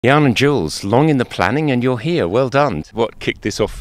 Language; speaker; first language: English; native; English